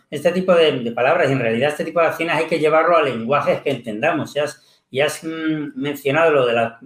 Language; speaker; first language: Spanish; native; Spanish